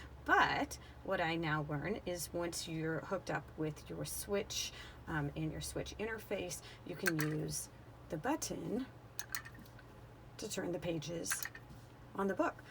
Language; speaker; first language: English; native; English